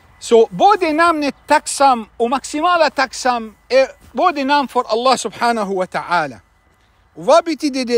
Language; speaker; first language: Swedish; non-native, fluent; Arabic